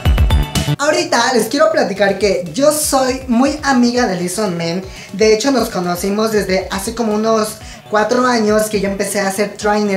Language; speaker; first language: Spanish; native; Spanish